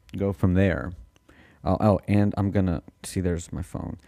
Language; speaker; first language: English; early bilingual, other home language; Spanish